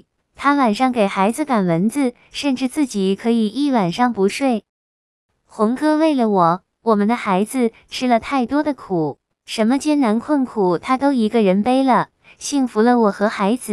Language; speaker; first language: Chinese; non-native, fluent; Vietnamese